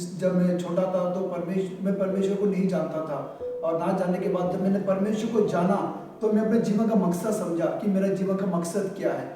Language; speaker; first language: Hindi; early bilingual, other home language; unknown